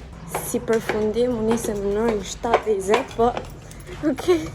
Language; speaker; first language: Albanian; early bilingual, heritage; Albanian